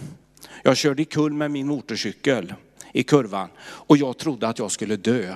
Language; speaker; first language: Swedish; native; Swedish